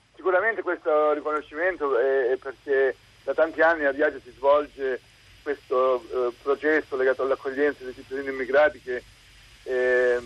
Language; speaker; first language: Italian; native; Italian